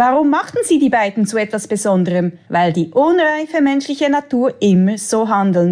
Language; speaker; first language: German; native; German